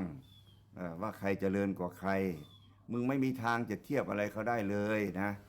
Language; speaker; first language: Thai; non-native, local second language; Lao